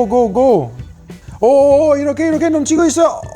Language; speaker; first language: Korean; non-native, learner; Italian